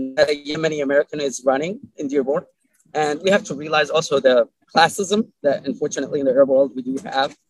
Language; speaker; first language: English; early bilingual, other home language; Arabic